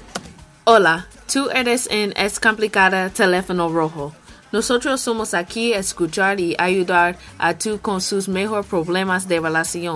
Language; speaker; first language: Spanish; non-native, learner; English